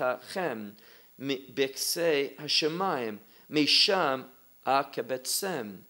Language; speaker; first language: Hebrew; non-native, fluent; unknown